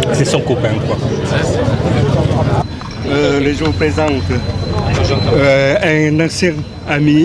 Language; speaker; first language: French; non-native, fluent; Lao